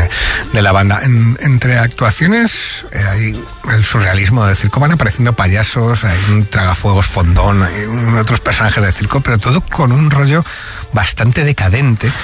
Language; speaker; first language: Spanish; native; Spanish